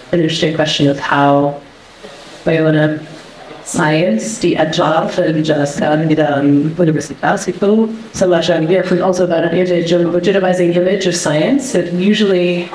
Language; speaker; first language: English; native; English